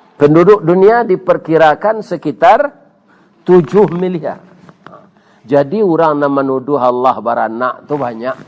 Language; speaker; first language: Malay; non-native, local second language; Minangkabau